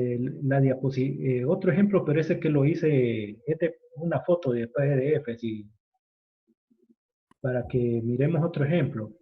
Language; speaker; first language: Spanish; native; Spanish